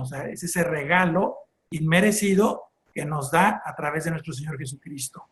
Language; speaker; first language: Spanish; native; Spanish